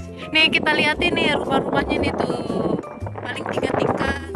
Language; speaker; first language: Indonesian; native; Indonesian